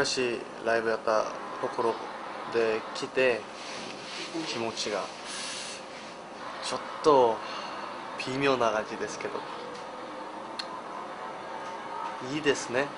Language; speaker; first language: Japanese; non-native, learner; Korean